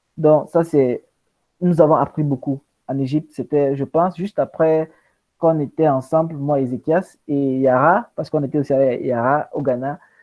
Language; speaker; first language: French; non-native, local second language; English